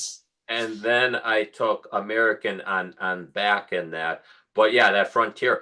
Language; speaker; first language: English; native; English